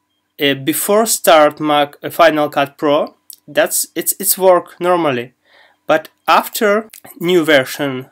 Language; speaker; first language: English; non-native, learner; Russian